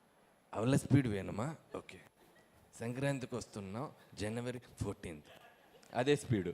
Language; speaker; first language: Telugu; native; Telugu